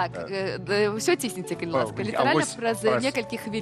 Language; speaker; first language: Belarusian; native; Belarusian